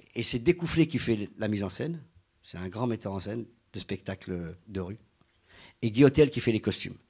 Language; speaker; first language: French; native; French